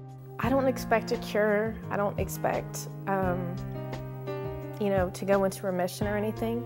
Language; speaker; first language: English; native; English